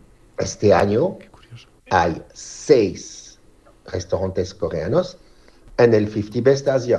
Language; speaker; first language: Spanish; non-native, learner; French